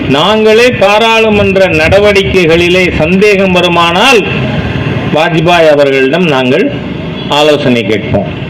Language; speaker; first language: Tamil; native; Tamil